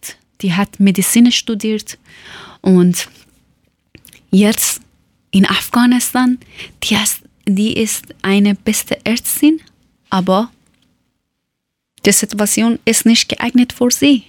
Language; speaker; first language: German; non-native, learner; Persian